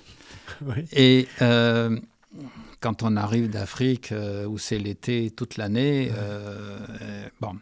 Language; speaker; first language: French; early bilingual, heritage; French